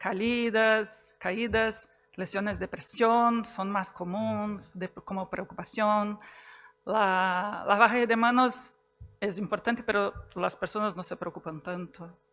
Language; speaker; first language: Spanish; non-native, fluent; Portuguese